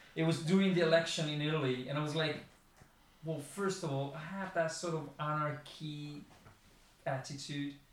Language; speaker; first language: English; non-native, fluent; Italian